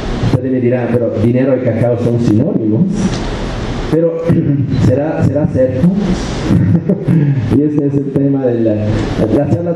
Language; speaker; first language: Spanish; non-native, fluent; Italian